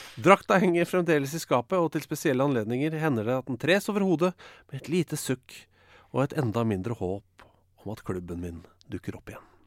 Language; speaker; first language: Norwegian; native; Norwegian